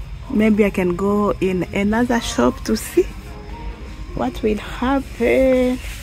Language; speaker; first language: English; non-native, fluent; Swahili